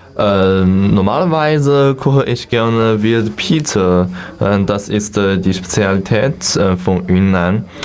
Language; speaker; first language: German; non-native, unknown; Chinese